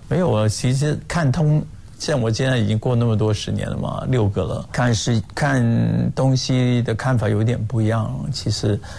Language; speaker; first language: Chinese; non-native, local second language; Cantonese